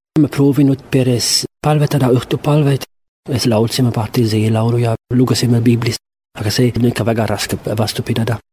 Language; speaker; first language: Estonian; non-native, fluent; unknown